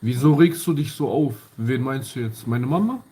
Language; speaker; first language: German; early bilingual, other home language; Kurdish